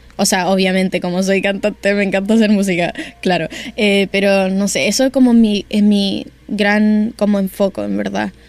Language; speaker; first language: Spanish; early bilingual, heritage; Spanish